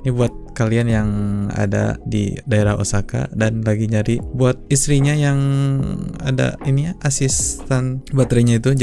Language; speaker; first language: Indonesian; native; Indonesian